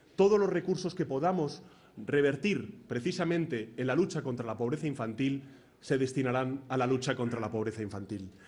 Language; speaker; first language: Spanish; native; Spanish